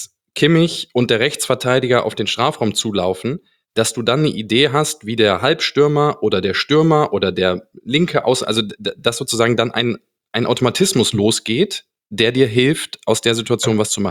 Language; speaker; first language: German; native; German